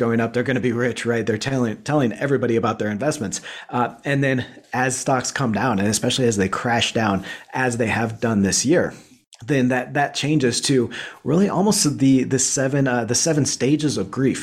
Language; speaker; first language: English; native; English